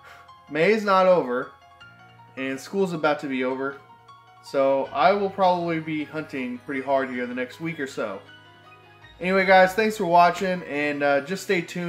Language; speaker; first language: English; native; English